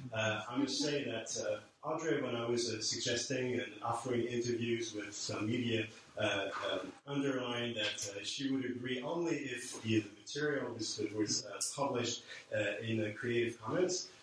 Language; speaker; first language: English; non-native, fluent; French